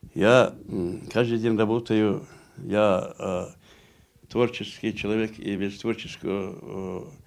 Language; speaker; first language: Russian; non-native, local second language; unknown